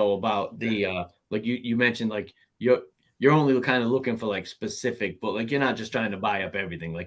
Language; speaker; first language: English; native; English